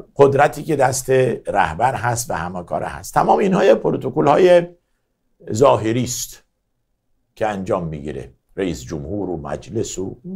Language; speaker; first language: Persian; native; Persian